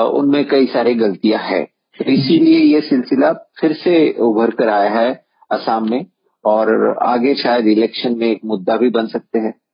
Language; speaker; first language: Hindi; non-native, local second language; Assamese